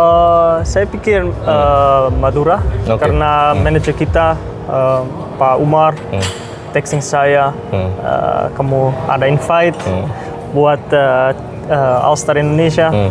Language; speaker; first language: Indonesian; non-native, learner; Dutch